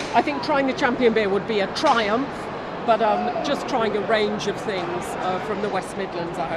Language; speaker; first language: English; native; English